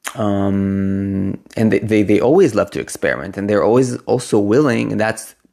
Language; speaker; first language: English; non-native, fluent; Hebrew